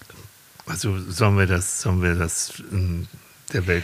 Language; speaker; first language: German; native; German